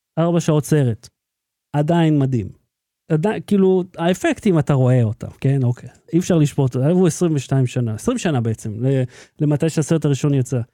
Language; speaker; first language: Hebrew; native; Hebrew